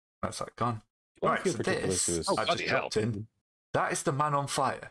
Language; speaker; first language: English; native; English